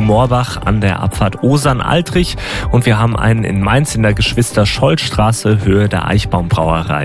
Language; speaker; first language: German; native; German